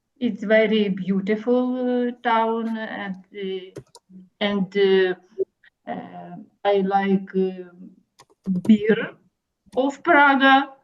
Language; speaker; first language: English; non-native, learner; Russian